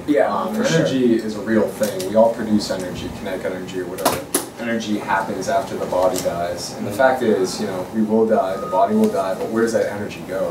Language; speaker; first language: English; native; English